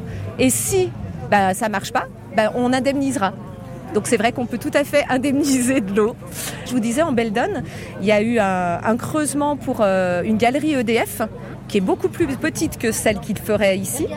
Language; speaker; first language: French; native; French